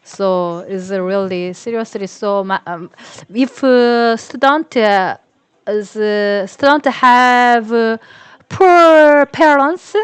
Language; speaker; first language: English; non-native, learner; Korean